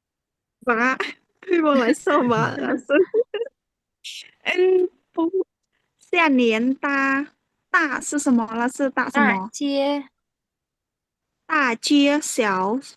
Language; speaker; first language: Chinese; non-native, learner; Khmer